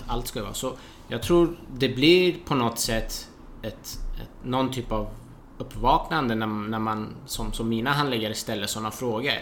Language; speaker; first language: Swedish; early bilingual, other home language; Persian